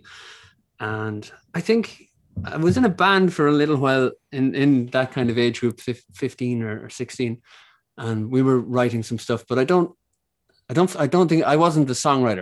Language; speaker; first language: English; native; English